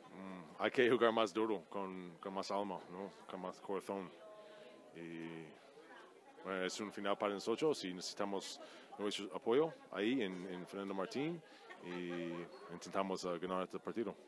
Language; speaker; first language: Spanish; non-native, fluent; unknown